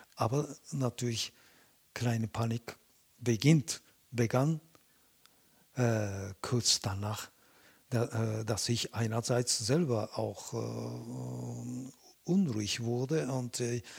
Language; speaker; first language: German; non-native, fluent; Japanese